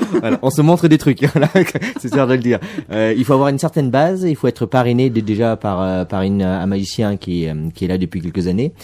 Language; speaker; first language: French; native; French